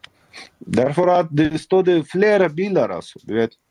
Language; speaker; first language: Swedish; non-native, local second language; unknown